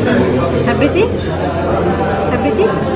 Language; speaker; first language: Japanese; non-native, learner; Georgian